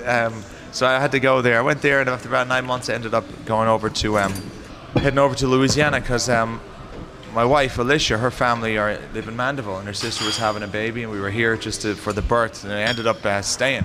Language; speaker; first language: English; native; English